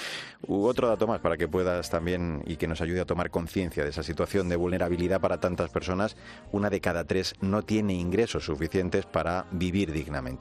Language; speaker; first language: Spanish; native; Spanish